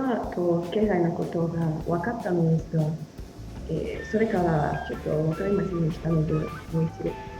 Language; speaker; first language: Japanese; non-native, learner; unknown